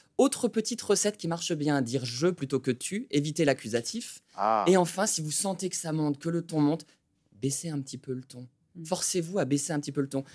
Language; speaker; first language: French; native; French